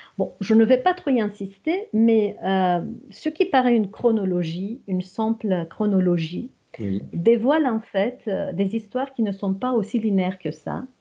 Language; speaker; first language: French; non-native, fluent; Romanian